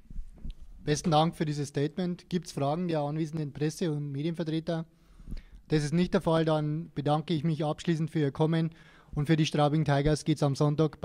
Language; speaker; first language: German; native; German